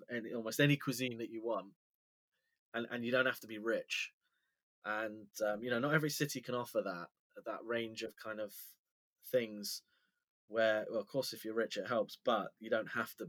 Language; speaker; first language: English; native; English